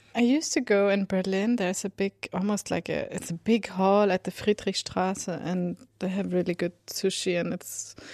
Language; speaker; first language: English; non-native, fluent; Swedish